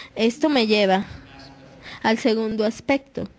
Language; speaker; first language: Spanish; non-native, fluent; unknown